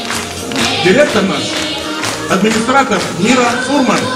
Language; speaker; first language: Russian; native; Russian